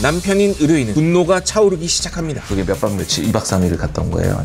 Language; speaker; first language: Korean; native; Korean